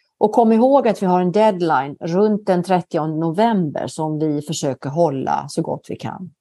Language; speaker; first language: Swedish; native; Swedish